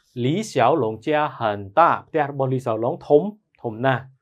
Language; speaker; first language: Chinese; non-native, fluent; Khmer